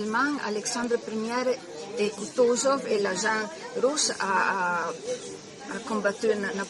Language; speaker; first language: French; non-native, learner; Italian